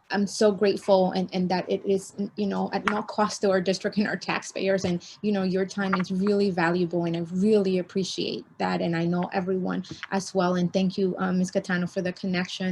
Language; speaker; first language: English; early bilingual, other home language; Spanish